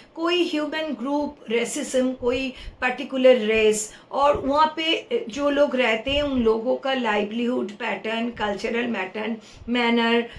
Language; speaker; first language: Hindi; non-native, local second language; Bangla